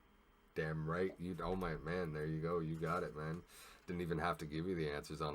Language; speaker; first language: English; native; English